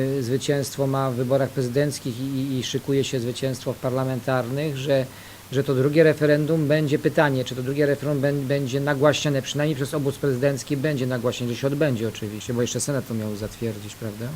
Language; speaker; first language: Polish; native; Polish